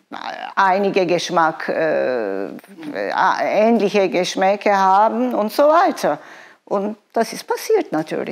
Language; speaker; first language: German; non-native, fluent; Turkish